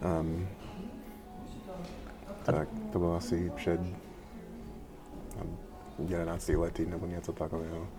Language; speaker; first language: Czech; non-native, learner; English